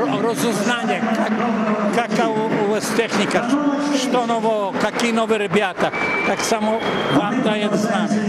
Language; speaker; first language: Russian; non-native, learner; English